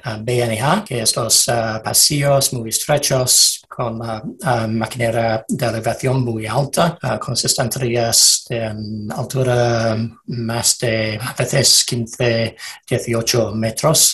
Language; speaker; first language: Spanish; non-native, learner; English